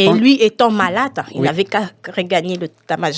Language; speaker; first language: French; non-native, local second language; Lingala